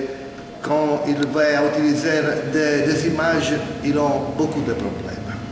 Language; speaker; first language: French; non-native, learner; Italian